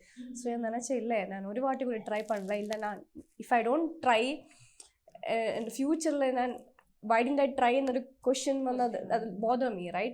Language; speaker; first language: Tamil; non-native, learner; Malayalam